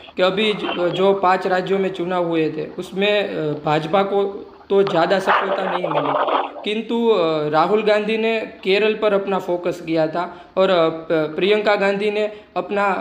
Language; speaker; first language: Hindi; non-native, local second language; Gujarati